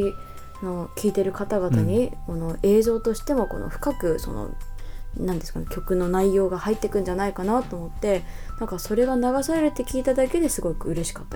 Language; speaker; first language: Japanese; native; Japanese